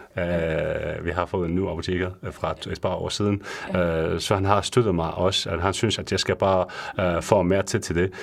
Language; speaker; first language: Danish; non-native, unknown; Arabic